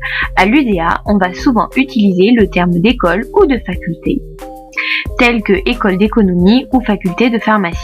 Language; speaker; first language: French; native; French